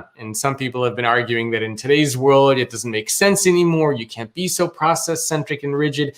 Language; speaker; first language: English; native; English